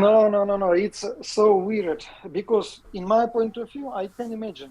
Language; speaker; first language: English; non-native, learner; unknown